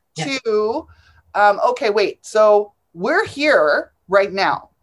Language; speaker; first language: English; native; English